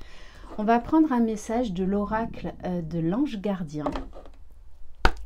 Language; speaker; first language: French; native; French